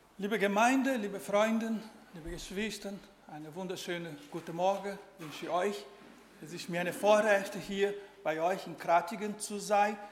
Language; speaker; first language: German; non-native, fluent; Portuguese